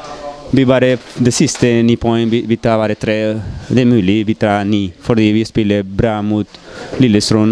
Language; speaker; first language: Norwegian; non-native, learner; Spanish